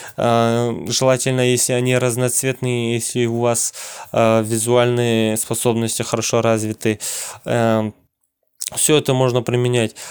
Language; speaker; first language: Russian; non-native, local second language; Kazakh